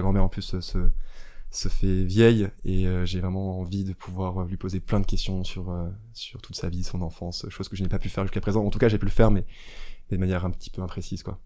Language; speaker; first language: French; native; French